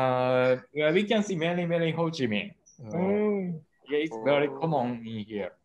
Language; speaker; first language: English; non-native, learner; Japanese